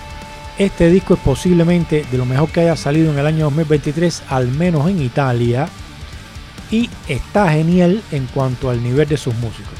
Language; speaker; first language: Spanish; native; Spanish